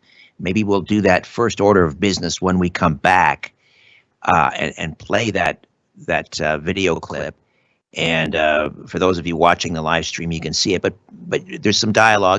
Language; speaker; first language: English; native; English